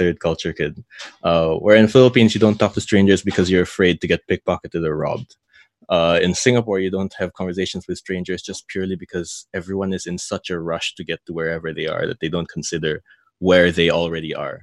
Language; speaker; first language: English; native; English